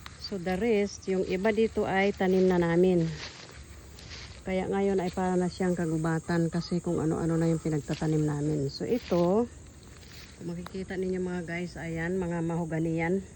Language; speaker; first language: Filipino; non-native, local second language; Masbatenyo